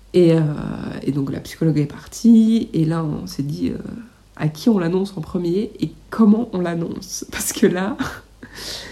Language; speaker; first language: French; native; French